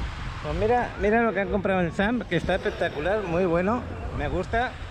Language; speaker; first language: Spanish; native; Spanish